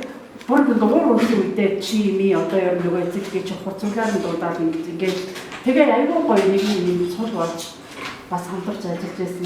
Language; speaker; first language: Mongolian; native; Mongolian